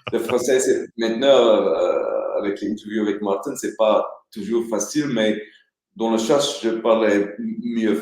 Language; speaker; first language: French; non-native, learner; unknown